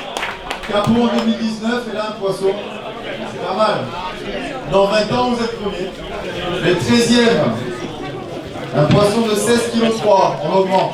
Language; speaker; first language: French; native; French